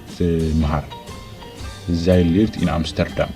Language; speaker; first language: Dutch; non-native, fluent; Tigrinya